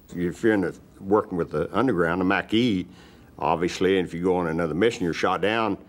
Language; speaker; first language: English; native; English